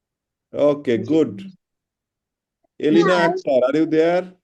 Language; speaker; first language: English; non-native, fluent; Bangla